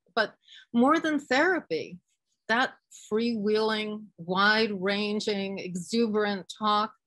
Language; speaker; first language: English; native; English